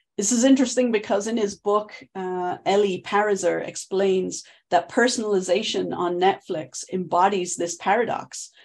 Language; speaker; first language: English; native; English